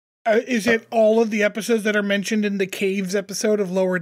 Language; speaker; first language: English; native; English